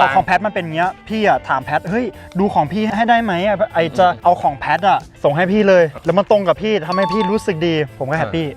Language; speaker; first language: Thai; non-native, fluent; German